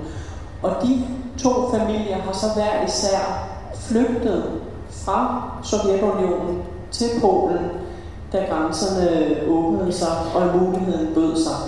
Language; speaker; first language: Danish; early bilingual, other home language; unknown